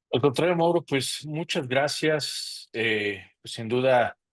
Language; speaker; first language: Spanish; native; Spanish